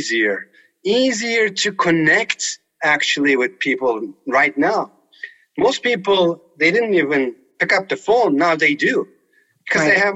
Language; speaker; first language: English; non-native, fluent; Turkish